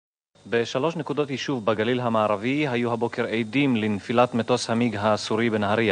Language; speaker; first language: Hebrew; native; Hebrew